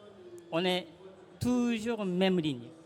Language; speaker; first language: French; non-native, fluent; Japanese